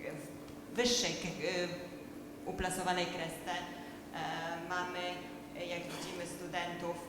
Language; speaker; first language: Polish; native; Polish